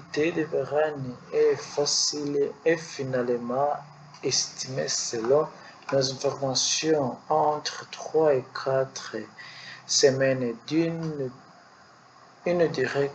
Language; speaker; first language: French; non-native, learner; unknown